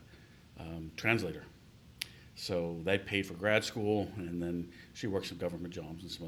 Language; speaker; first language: English; native; English